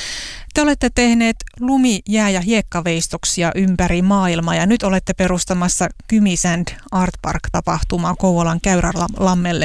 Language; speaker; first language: Finnish; native; Finnish